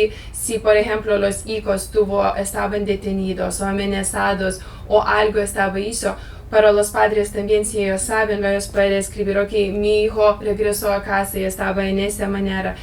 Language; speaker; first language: Spanish; non-native, learner; Lithuanian